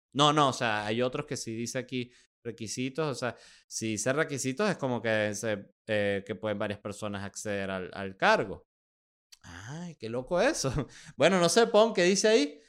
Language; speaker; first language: Spanish; native; Spanish